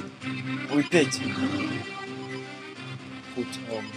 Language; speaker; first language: French; native; French